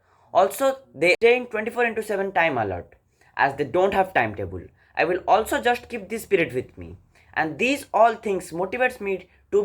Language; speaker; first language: English; non-native, learner; Odia